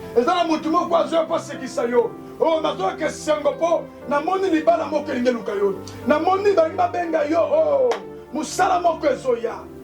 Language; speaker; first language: Lingala; native; Lingala